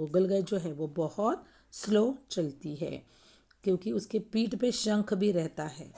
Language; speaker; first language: Hindi; non-native, local second language; Marathi